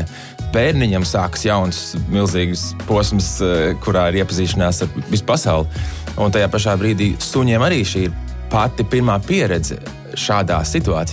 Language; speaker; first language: Latvian; native; Latvian